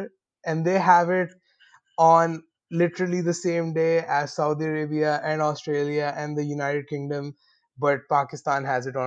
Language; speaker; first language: English; non-native, local second language; Urdu